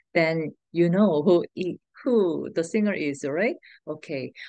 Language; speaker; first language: English; non-native, fluent; Korean